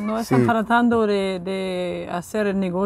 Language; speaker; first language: Spanish; non-native, fluent; French